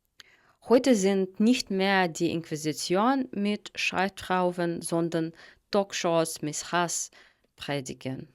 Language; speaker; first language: German; non-native, fluent; Russian